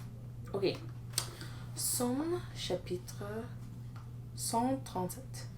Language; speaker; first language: French; non-native, learner; English